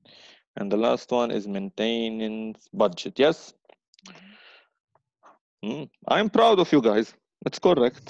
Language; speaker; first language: English; non-native, fluent; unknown